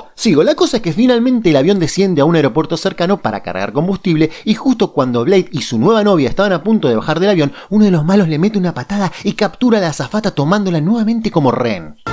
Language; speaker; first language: Spanish; native; Spanish